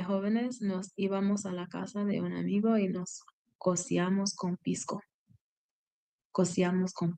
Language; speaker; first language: Spanish; non-native, learner; English